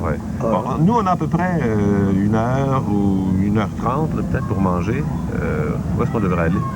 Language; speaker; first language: French; native; French